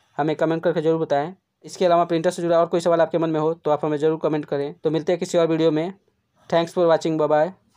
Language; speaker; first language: Hindi; native; Hindi